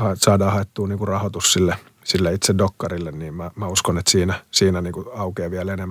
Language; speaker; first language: Finnish; early bilingual, other home language; Spanish